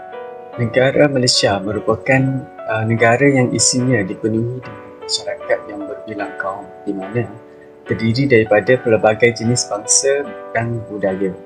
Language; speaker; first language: Malay; native; Malay